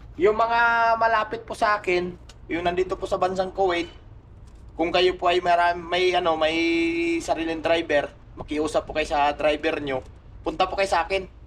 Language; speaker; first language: Filipino; native; Filipino